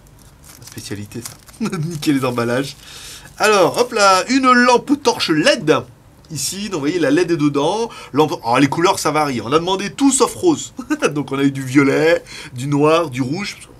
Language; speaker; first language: French; native; French